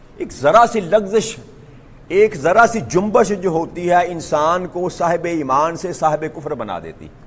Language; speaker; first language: Urdu; non-native, local second language; Punjabi